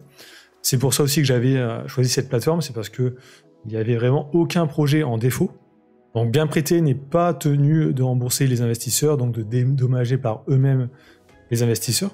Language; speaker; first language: French; native; French